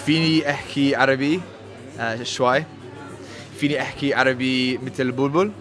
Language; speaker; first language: Arabic; non-native, learner; English